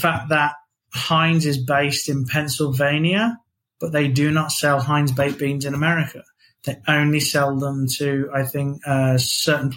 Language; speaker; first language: English; native; English